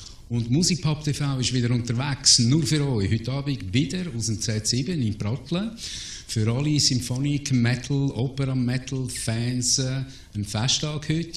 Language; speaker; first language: German; native; German